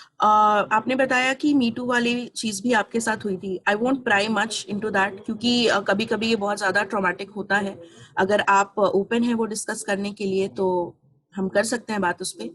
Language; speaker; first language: Hindi; native; Hindi